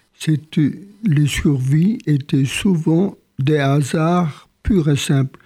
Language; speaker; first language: French; non-native, fluent; Polish